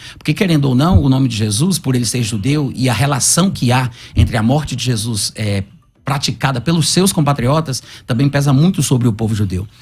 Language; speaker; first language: Portuguese; native; Portuguese